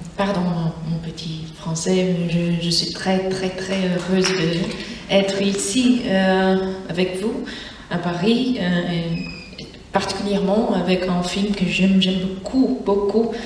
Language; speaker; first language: French; non-native, learner; Portuguese